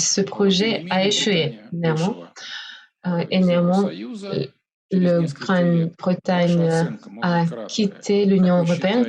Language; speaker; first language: French; non-native, fluent; Russian